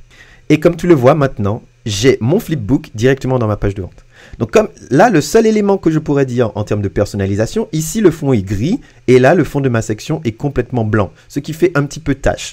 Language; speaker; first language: French; native; French